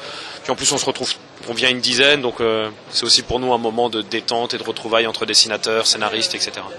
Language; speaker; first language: French; native; French